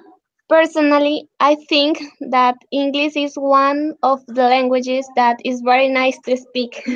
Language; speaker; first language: English; non-native, learner; Spanish